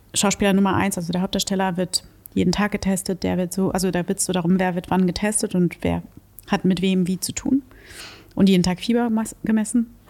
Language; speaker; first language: German; early bilingual, other home language; Portuguese